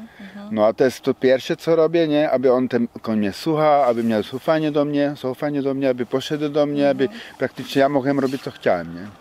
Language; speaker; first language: Polish; non-native, learner; Czech